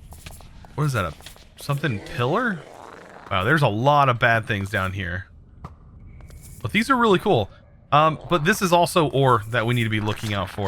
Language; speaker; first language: English; native; English